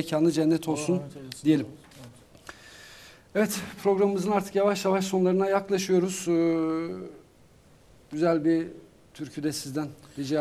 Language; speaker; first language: Turkish; native; Turkish